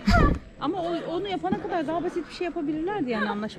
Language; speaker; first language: Turkish; native; Turkish